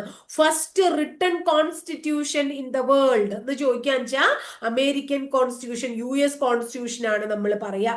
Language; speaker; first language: Malayalam; native; Malayalam